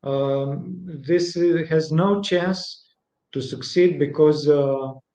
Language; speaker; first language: English; non-native, fluent; Romanian